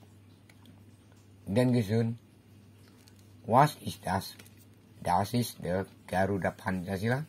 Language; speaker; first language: German; non-native, learner; Indonesian